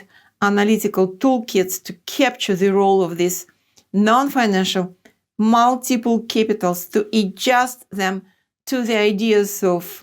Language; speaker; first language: English; non-native, fluent; Russian